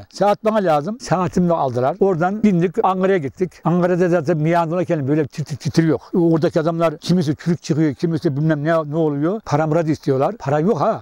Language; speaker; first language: Turkish; native; Turkish